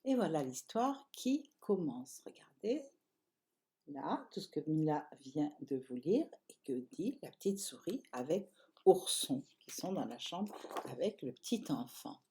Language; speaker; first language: French; native; French